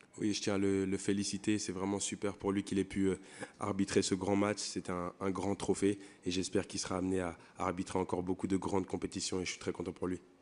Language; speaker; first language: French; native; French